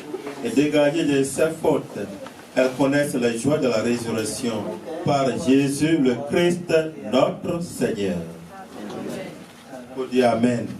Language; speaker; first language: French; native; French